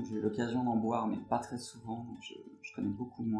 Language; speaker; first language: French; native; French